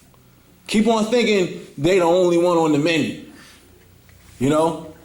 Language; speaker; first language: English; native; English